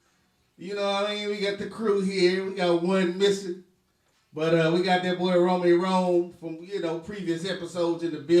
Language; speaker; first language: English; native; English